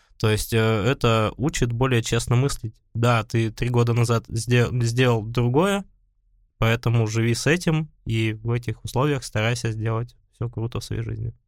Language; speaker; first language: Russian; native; Russian